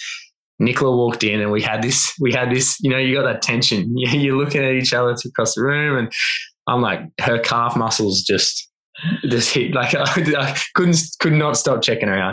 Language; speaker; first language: English; native; English